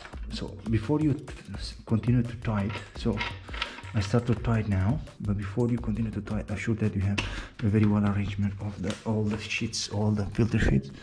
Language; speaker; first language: English; non-native, fluent; Romanian